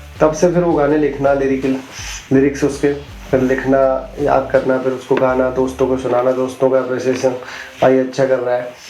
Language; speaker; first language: Hindi; native; Hindi